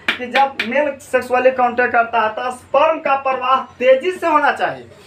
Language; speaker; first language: Hindi; native; Hindi